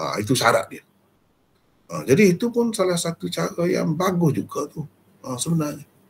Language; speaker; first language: Malay; native; Malay